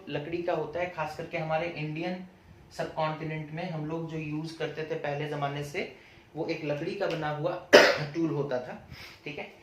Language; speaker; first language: Hindi; non-native, local second language; Odia